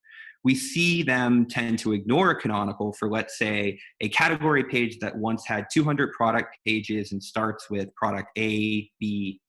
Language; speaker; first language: English; native; English